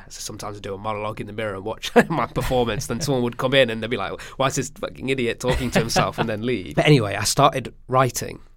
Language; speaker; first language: English; native; English